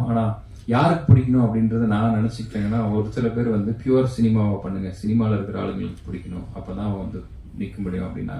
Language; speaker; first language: Tamil; native; Tamil